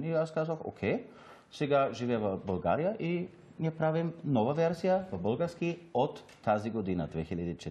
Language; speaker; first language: Bulgarian; non-native, learner; German